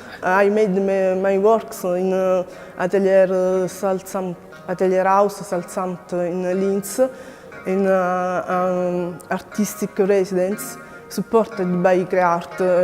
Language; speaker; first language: English; non-native, learner; Italian